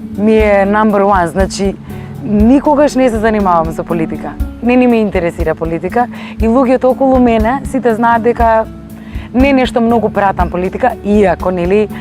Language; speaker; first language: Macedonian; non-native, local second language; Albanian